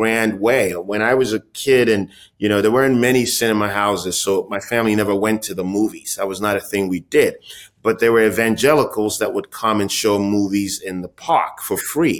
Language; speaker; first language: English; non-native, local second language; Akan